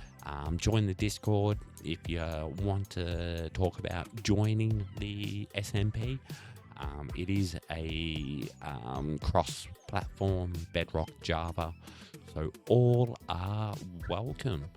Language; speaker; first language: English; native; English